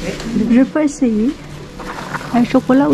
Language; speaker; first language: French; non-native, learner; Indonesian